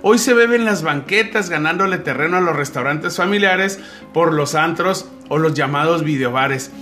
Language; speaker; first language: Spanish; native; Spanish